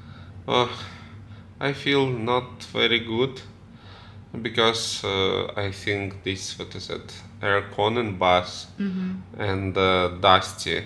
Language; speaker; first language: English; non-native, learner; Russian